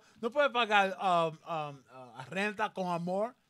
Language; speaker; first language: Portuguese; non-native, learner; Spanish